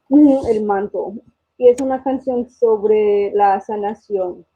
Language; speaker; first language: Spanish; non-native, fluent; English